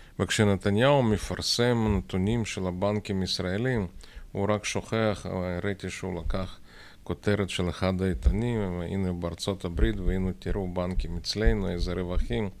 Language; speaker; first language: Hebrew; non-native, fluent; Russian